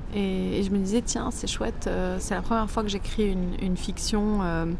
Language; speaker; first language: French; native; French